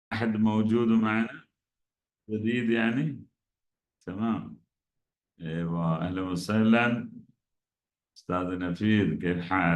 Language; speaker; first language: Arabic; non-native, fluent; Malayalam